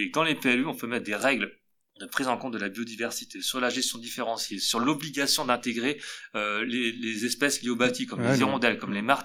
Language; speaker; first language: French; native; French